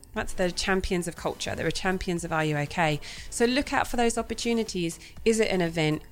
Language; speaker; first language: English; native; English